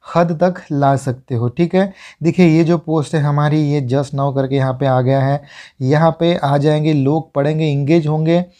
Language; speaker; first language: Hindi; non-native, local second language; Marathi